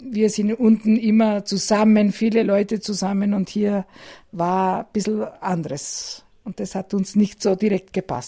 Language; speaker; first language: German; non-native, learner; Macedonian